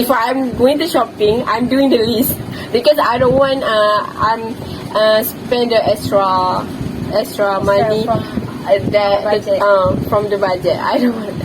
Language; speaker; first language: English; non-native, local second language; Malay